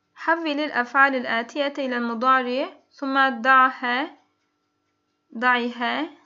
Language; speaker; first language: Arabic; non-native, fluent; Turkish